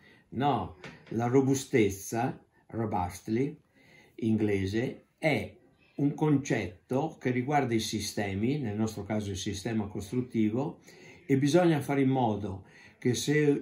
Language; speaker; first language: Italian; native; Italian